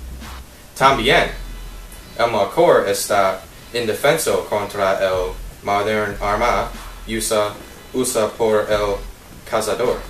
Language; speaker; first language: Spanish; non-native, learner; English